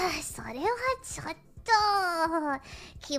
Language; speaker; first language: Japanese; non-native, learner; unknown